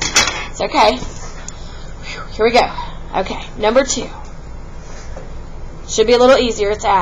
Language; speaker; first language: English; native; English